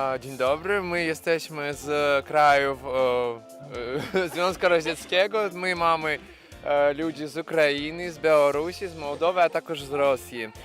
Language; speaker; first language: Polish; non-native, learner; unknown